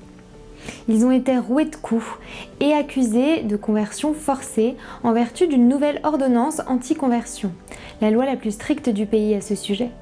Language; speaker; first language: French; native; French